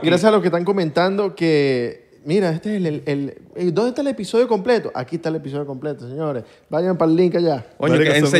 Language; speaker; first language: Spanish; native; Spanish